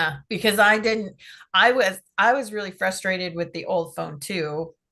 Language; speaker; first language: English; native; English